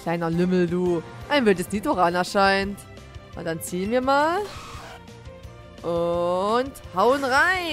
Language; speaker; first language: German; native; German